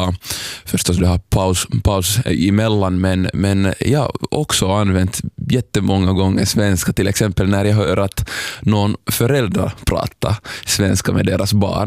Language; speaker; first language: Swedish; non-native, fluent; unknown